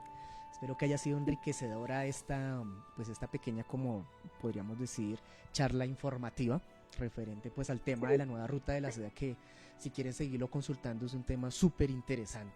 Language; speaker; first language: Spanish; native; Spanish